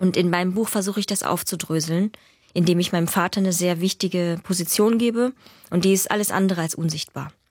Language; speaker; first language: German; early bilingual, other home language; Vietnamese